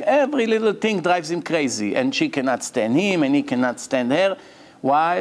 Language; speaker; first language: English; non-native, fluent; Hebrew